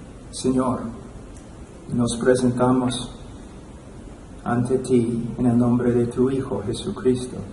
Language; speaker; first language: Spanish; non-native, fluent; English